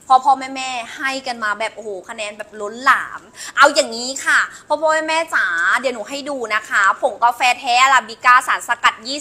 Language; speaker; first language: Thai; native; Thai